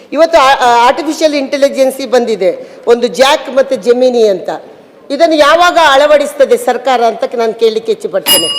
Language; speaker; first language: Kannada; native; Kannada